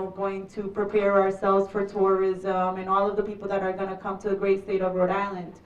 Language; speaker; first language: English; early bilingual, other home language; Spanish